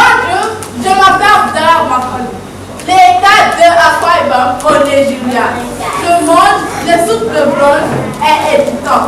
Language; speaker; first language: French; non-native, learner; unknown